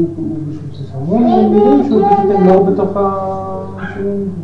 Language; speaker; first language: Hebrew; non-native, fluent; English